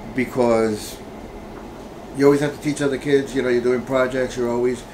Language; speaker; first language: English; early bilingual, other home language; Spanish